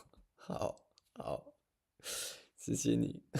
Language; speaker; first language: Chinese; non-native, learner; English